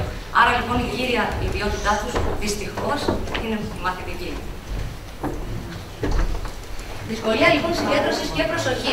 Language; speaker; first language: Greek; native; Greek